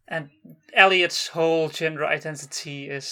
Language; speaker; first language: English; non-native, fluent; Dutch